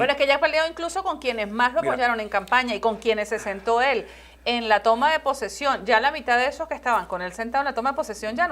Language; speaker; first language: Spanish; native; Spanish